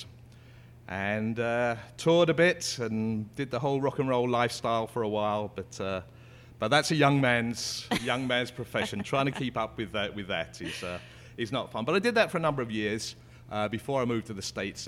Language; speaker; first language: English; native; English